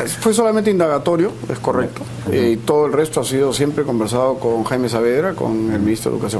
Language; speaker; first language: Spanish; native; Spanish